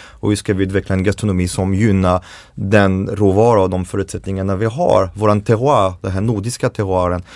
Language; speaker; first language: Swedish; non-native, fluent; French